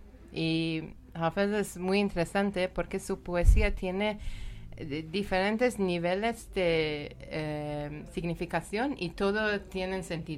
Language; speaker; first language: Spanish; non-native, learner; Persian